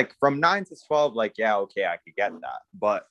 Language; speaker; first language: English; native; English